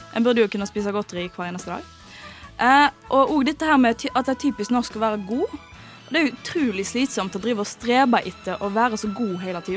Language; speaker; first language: Norwegian; native; Norwegian